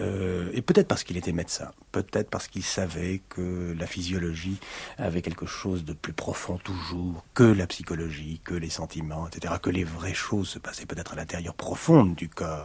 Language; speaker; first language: French; native; French